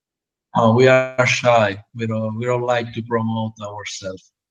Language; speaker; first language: English; non-native, learner; Italian